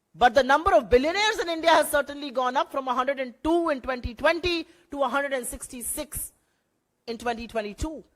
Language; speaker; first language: English; non-native, local second language; Hindi